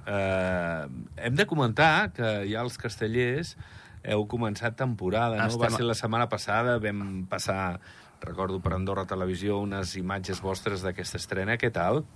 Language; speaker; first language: Catalan; native; Catalan